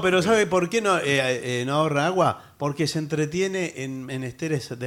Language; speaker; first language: Spanish; native; Spanish